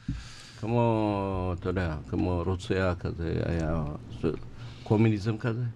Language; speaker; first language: Hebrew; non-native, learner; Amharic